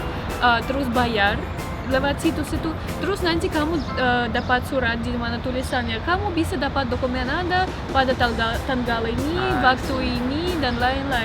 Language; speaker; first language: Indonesian; non-native, fluent; Russian